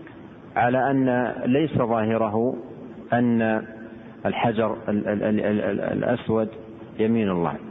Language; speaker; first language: Arabic; native; Arabic